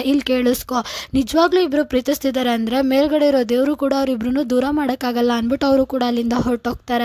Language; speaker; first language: Kannada; native; Kannada